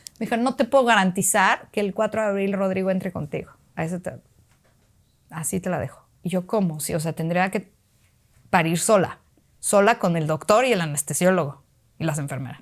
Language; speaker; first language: Spanish; early bilingual, other home language; Russian